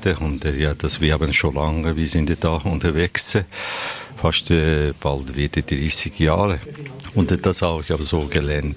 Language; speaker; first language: German; non-native, learner; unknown